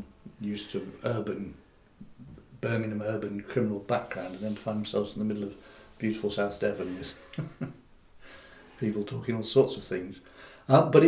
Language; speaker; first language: English; native; English